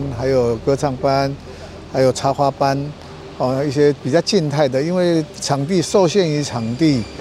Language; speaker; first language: Chinese; native; Chinese